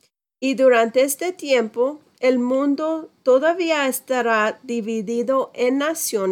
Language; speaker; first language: Spanish; non-native, fluent; English